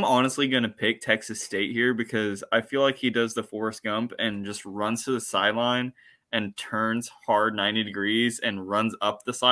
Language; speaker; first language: English; native; English